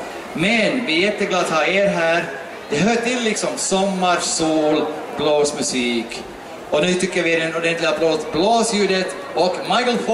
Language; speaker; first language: Swedish; native; Swedish